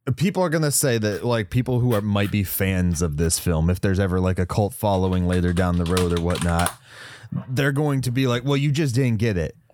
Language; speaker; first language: English; native; English